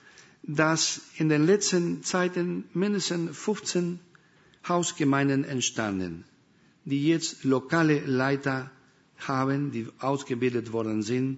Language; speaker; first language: German; non-native, fluent; Spanish